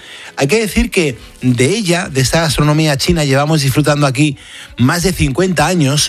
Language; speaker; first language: Spanish; native; Spanish